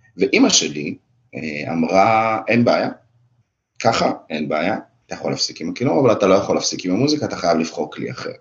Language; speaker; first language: Hebrew; early bilingual, other home language; Russian